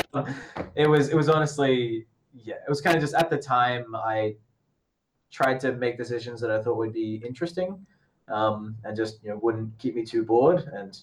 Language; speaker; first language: English; native; English